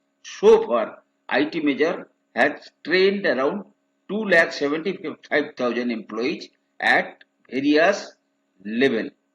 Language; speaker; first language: English; non-native, local second language; Bangla